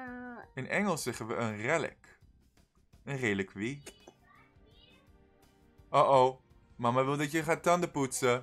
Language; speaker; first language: Dutch; non-native, fluent; English